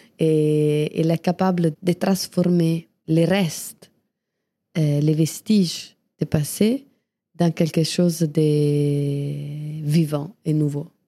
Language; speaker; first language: French; non-native, fluent; Italian